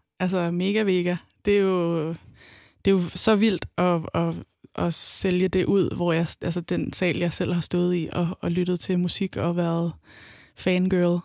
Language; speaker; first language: Danish; native; Danish